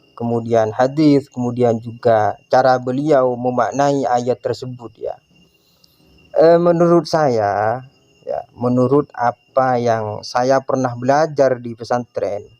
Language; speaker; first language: Indonesian; non-native, local second language; Madurese